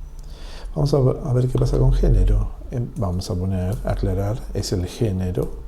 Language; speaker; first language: Spanish; native; Spanish